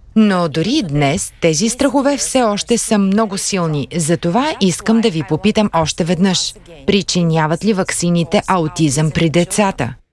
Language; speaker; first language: Bulgarian; native; Bulgarian